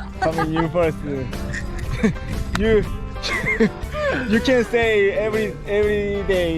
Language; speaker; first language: English; non-native, learner; Arabic